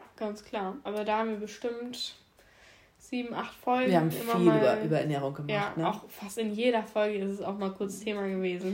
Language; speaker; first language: German; native; German